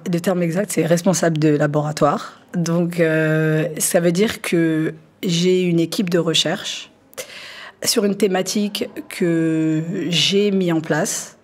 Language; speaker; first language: French; early bilingual, other home language; Arabic